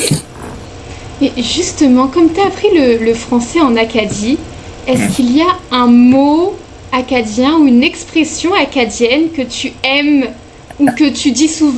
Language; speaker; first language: French; native; French